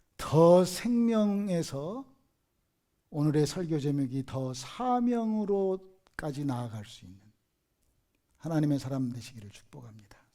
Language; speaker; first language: Korean; native; Korean